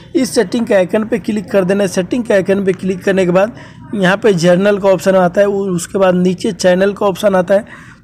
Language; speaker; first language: Hindi; native; Hindi